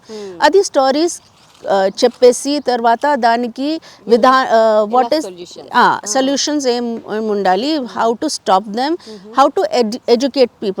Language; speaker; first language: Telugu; non-native, local second language; Hindi